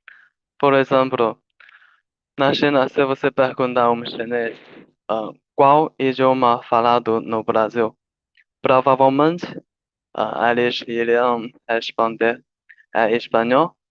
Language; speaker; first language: Portuguese; non-native, learner; Chinese